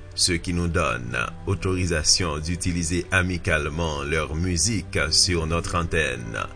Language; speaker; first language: French; native; French